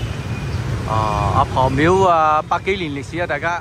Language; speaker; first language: Chinese; early bilingual, heritage; Cantonese